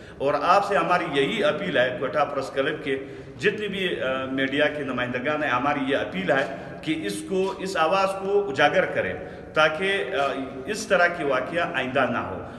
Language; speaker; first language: Urdu; non-native, local second language; Pashto